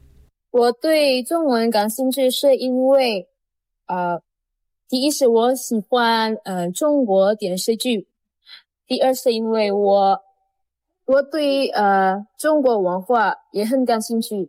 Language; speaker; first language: Chinese; non-native, fluent; Indonesian